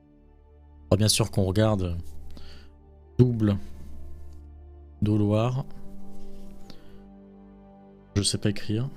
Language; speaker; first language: French; native; French